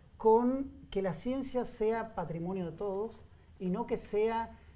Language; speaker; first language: Spanish; native; Spanish